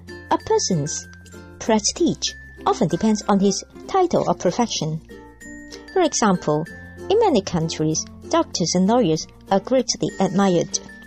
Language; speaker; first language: English; non-native, local second language; Cantonese